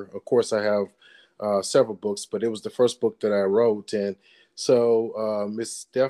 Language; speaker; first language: English; native; English